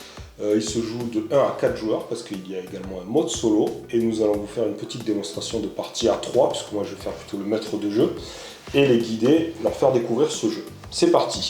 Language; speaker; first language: French; native; French